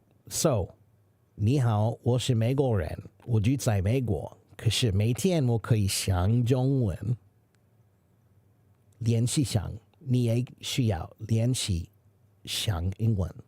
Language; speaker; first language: Chinese; non-native, learner; English